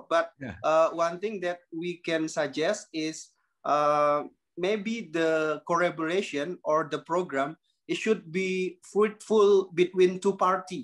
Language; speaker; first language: English; non-native, learner; Indonesian